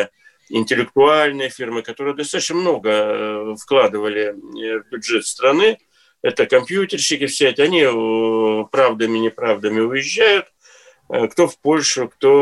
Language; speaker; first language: Russian; native; Russian